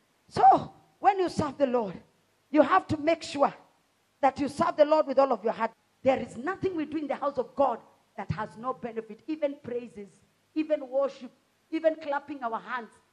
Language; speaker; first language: English; non-native, local second language; Swahili